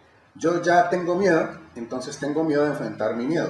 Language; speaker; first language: Spanish; native; Spanish